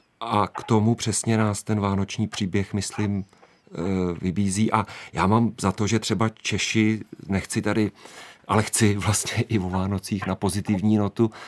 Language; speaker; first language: Czech; native; Czech